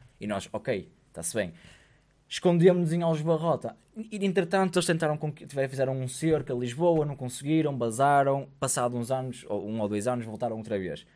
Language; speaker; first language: Portuguese; native; Portuguese